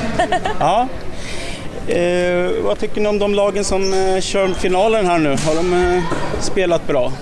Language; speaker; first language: Swedish; native; Swedish